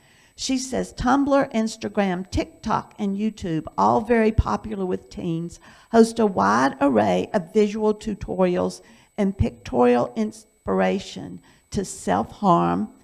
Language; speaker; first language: English; native; English